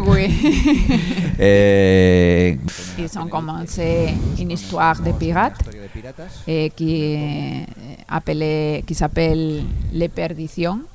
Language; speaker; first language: French; non-native, learner; Spanish